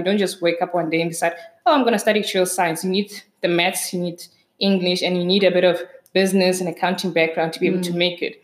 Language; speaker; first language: English; non-native, local second language; Southern Sotho